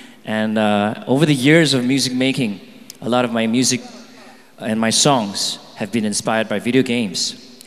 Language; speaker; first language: English; non-native, local second language; Chinese